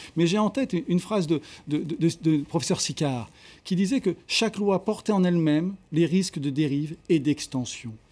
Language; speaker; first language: French; native; French